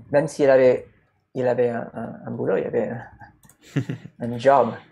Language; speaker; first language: French; non-native, fluent; English